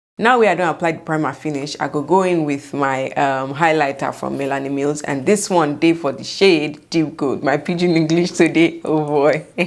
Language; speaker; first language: Nigerian Pidgin; non-native, local second language; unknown